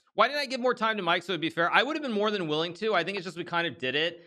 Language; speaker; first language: English; native; English